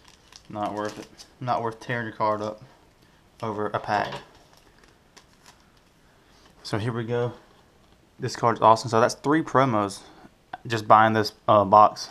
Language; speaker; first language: English; native; English